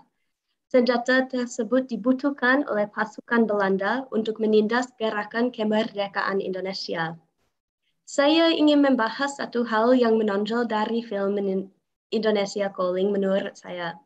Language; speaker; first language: Indonesian; non-native, fluent; English